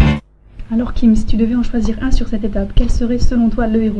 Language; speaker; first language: French; native; French